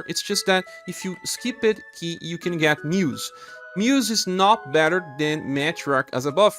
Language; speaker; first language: English; non-native, fluent; Portuguese